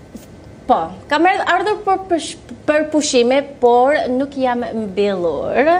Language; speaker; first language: Albanian; early bilingual, heritage; Albanian